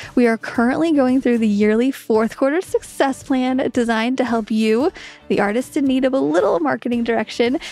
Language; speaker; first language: English; native; English